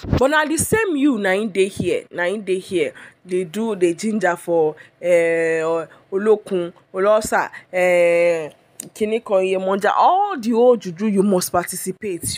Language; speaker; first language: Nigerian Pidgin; non-native, local second language; Yoruba